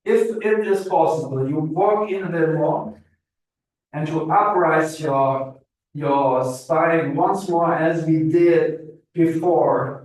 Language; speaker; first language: English; non-native, fluent; German